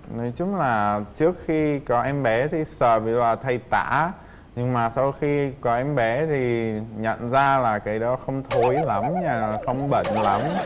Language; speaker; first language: Vietnamese; non-native, fluent; Czech